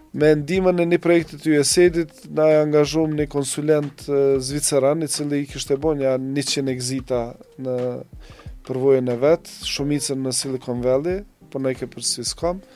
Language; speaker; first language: Albanian; native; Albanian